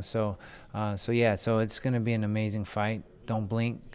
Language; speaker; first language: English; early bilingual, other home language; Filipino